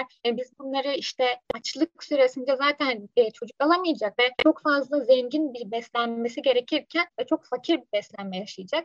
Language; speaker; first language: Turkish; native; Turkish